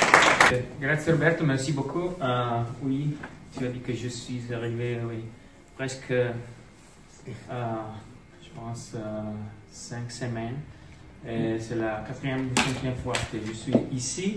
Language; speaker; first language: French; non-native, learner; Italian